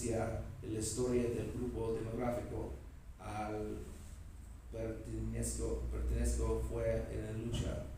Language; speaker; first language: Spanish; non-native, learner; English